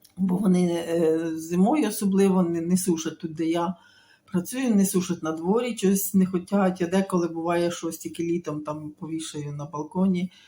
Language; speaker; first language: Ukrainian; native; Ukrainian